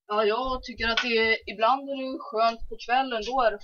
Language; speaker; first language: Swedish; early bilingual, heritage; Swedish